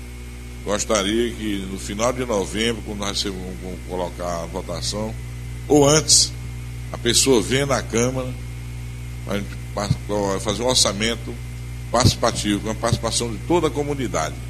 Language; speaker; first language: Portuguese; native; Portuguese